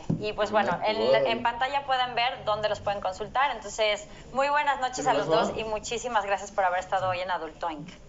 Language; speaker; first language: Spanish; native; Spanish